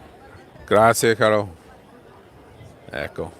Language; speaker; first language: Italian; non-native, fluent; English